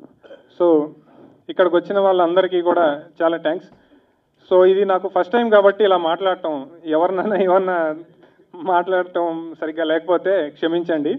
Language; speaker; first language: Telugu; native; Telugu